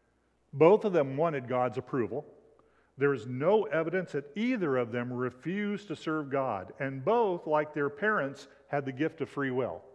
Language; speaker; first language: English; native; English